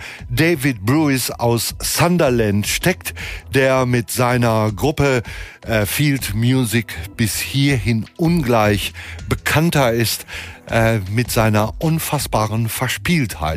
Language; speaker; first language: German; native; German